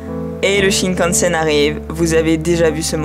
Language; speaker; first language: French; native; French